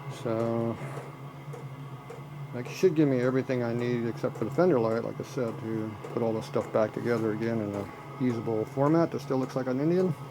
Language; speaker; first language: English; native; English